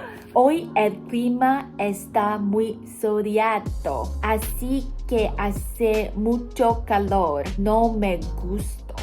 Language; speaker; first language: Spanish; non-native, learner; Chinese